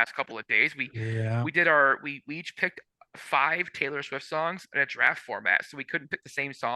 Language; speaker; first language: English; native; English